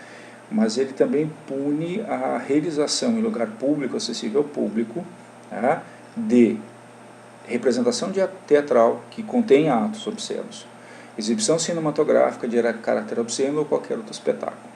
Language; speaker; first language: Portuguese; native; Portuguese